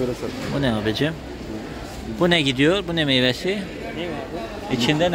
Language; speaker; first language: Turkish; non-native, learner; Russian